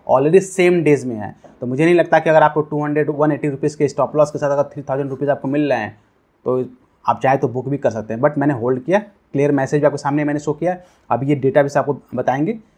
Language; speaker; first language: Hindi; native; Hindi